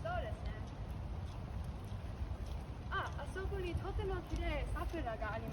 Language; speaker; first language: Japanese; non-native, learner; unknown